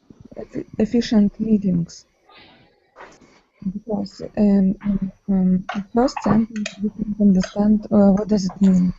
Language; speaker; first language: English; non-native, learner; Ukrainian